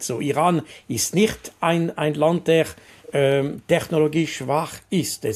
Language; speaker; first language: German; non-native, local second language; French